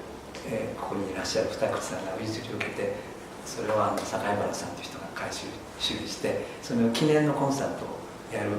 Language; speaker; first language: Japanese; native; Japanese